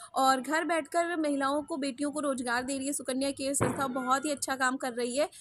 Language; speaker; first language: Hindi; native; Hindi